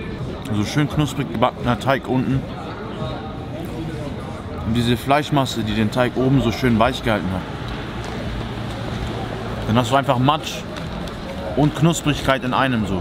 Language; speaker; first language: German; native; German